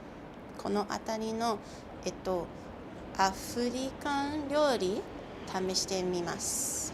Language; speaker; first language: Japanese; non-native, learner; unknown